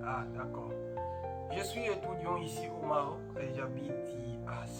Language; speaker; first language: French; non-native, learner; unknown